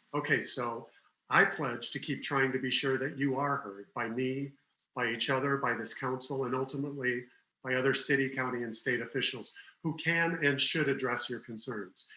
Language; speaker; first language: English; native; English